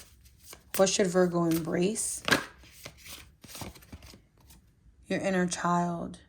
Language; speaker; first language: English; native; English